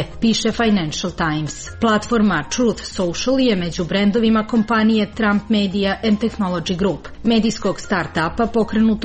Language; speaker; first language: Serbian; native; Serbian